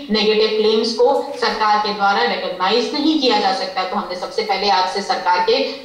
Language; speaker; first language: Hindi; native; Hindi